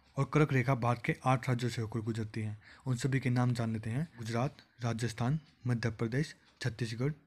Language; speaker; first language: Hindi; native; Hindi